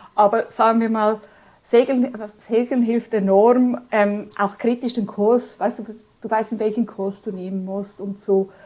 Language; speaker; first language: German; early bilingual, other home language; Spanish